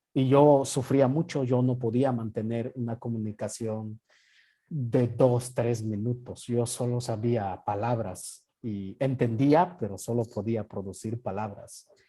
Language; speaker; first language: Spanish; non-native, local second language; Yucateco